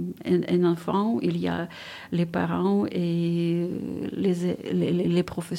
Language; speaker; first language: French; non-native, fluent; Ukrainian